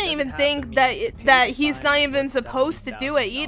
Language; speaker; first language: English; native; English